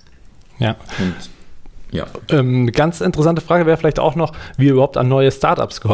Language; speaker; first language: German; native; German